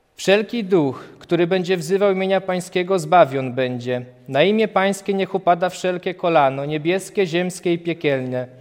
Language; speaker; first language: Polish; native; Polish